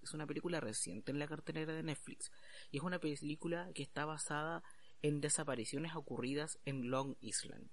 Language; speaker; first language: Spanish; native; Spanish